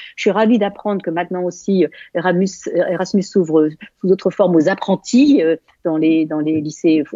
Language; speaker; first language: French; native; French